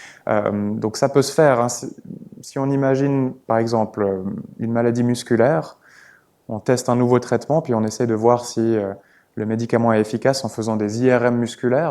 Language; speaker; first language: French; native; French